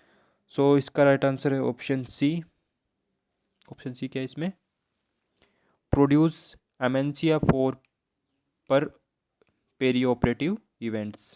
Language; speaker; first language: Hindi; native; Hindi